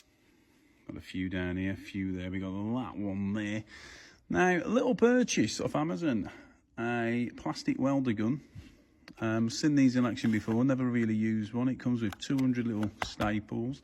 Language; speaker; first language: English; native; English